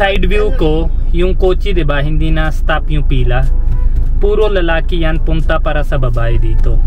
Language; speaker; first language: Filipino; non-native, learner; Punjabi